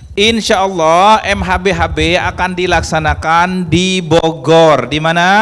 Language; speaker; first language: Indonesian; non-native, local second language; Madurese